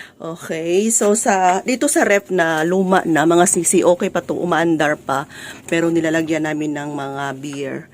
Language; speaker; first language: Filipino; non-native, local second language; Cebuano